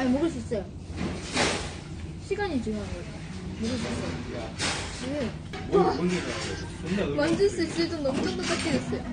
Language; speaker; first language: Korean; non-native, fluent; Japanese